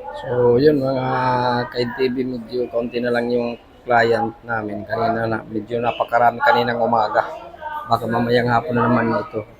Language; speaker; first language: Filipino; non-native, local second language; Waray